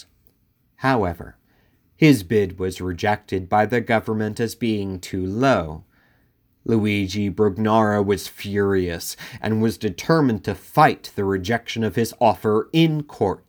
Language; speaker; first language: English; native; English